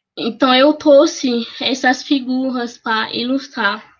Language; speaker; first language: Portuguese; non-native, fluent; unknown